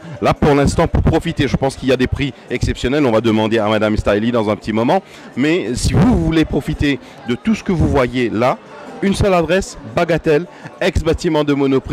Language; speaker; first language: French; non-native, local second language; Morisyen